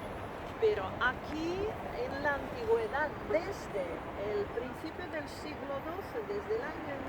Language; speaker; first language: Spanish; non-native, fluent; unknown